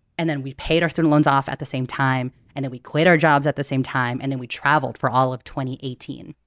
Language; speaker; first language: English; early bilingual, other home language; Filipino